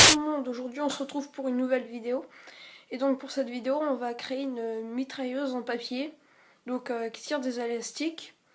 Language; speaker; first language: French; native; French